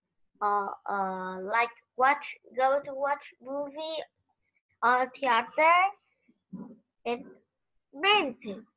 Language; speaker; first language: English; non-native, learner; Vietnamese